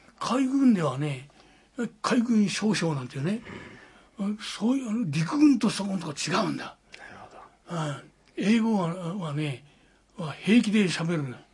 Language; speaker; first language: Japanese; native; Japanese